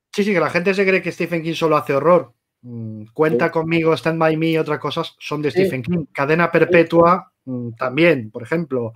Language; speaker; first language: Spanish; native; Spanish